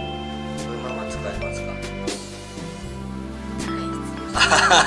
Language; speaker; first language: Japanese; native; Japanese